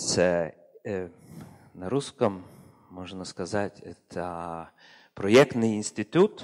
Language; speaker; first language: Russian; non-native, learner; Polish